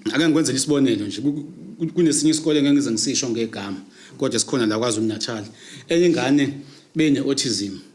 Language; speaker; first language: Zulu; native; Zulu